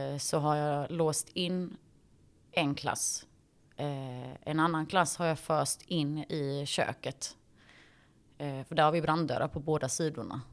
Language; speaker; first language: Swedish; early bilingual, other home language; Bosnian